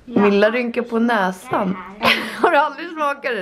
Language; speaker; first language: Swedish; native; Swedish